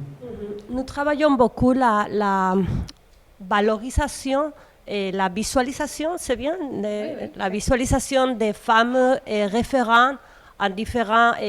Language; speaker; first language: French; non-native, learner; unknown